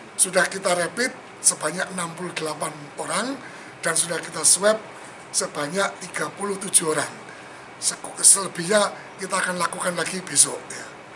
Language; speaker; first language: Indonesian; native; Indonesian